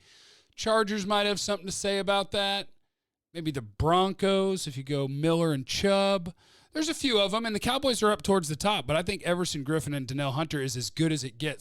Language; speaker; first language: English; native; English